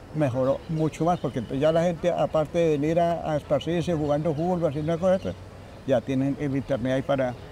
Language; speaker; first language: Spanish; native; Spanish